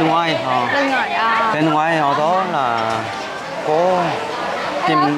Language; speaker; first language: Vietnamese; native; Vietnamese